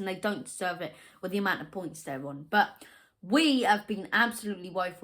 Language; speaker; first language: English; native; English